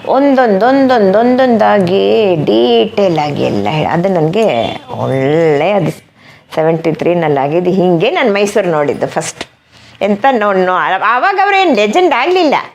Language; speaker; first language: Kannada; non-native, fluent; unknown